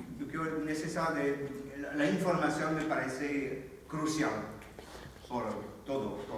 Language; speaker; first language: Spanish; non-native, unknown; French